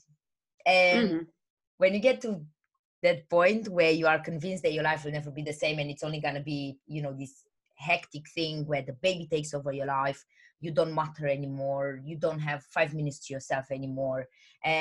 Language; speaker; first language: English; non-native, fluent; Romanian